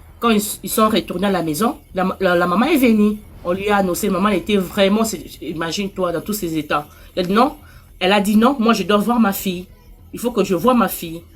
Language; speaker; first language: French; non-native, local second language; Lingala